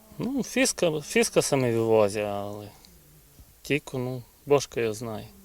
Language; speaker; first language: Ukrainian; native; Ukrainian